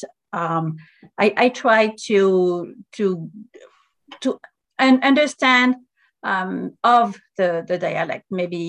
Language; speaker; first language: English; non-native, fluent; French